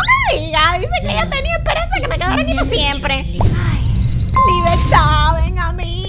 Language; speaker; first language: Spanish; native; Spanish